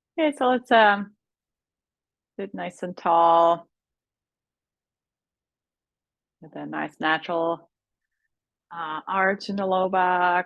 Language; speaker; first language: English; native; English